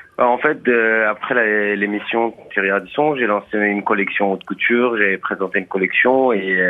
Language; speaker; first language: French; non-native, fluent; Persian